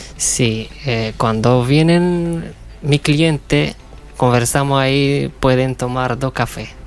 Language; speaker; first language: Spanish; non-native, learner; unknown